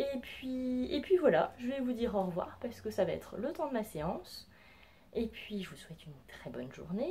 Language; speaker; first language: French; native; French